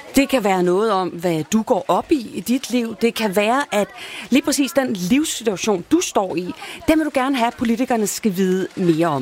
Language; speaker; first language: Danish; native; Danish